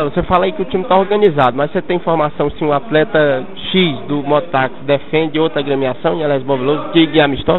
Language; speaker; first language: Portuguese; native; Portuguese